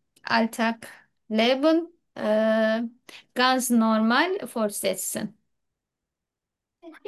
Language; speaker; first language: German; non-native, learner; Turkish